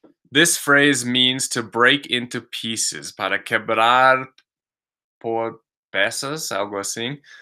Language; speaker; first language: Portuguese; non-native, fluent; English